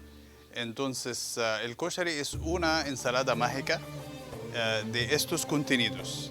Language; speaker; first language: Spanish; non-native, fluent; Arabic